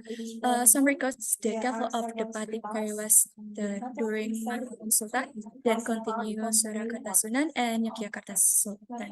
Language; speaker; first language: English; non-native, learner; Indonesian